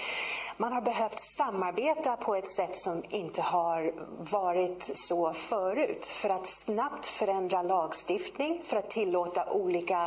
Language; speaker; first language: Swedish; non-native, fluent; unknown